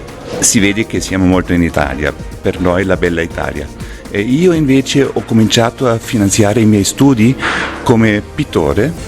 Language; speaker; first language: Italian; non-native, fluent; German